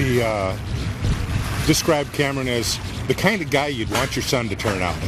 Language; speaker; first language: English; native; English